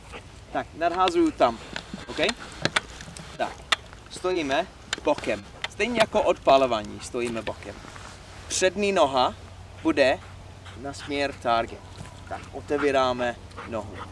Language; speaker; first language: Czech; non-native, learner; English